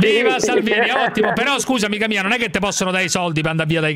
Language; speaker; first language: Italian; native; Italian